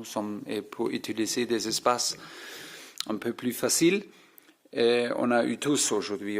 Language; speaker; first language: French; non-native, fluent; German